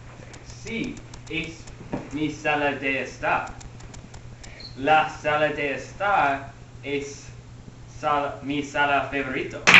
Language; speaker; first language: Spanish; non-native, learner; English